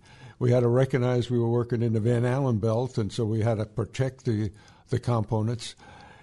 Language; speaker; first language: English; native; English